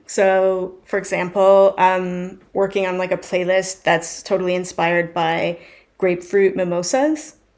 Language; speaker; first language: English; native; English